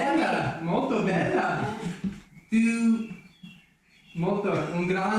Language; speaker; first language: Italian; non-native, learner; English